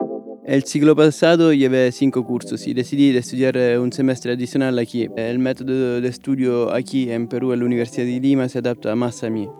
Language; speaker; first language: Spanish; non-native, fluent; Italian